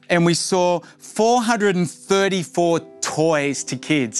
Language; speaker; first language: English; native; English